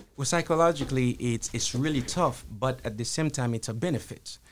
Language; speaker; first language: English; early bilingual, other home language; Haitian Creole